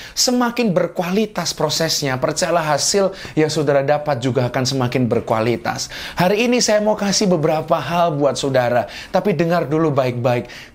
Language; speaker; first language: Indonesian; native; Indonesian